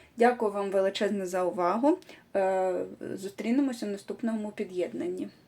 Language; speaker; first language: Ukrainian; non-native, local second language; Russian